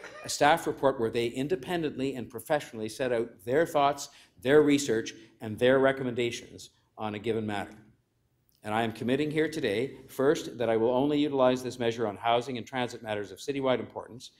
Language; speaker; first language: English; native; English